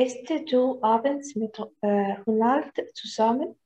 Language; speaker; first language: German; non-native, learner; Arabic